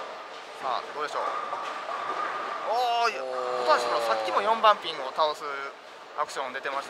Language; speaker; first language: Japanese; native; Japanese